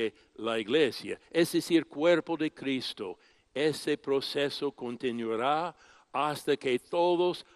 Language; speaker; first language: Spanish; non-native, fluent; English